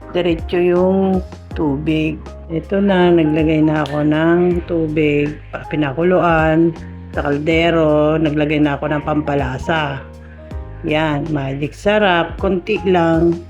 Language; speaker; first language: Filipino; non-native, local second language; Iloko